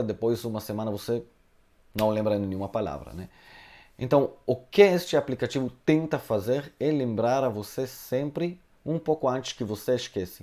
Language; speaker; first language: Portuguese; non-native, fluent; Hebrew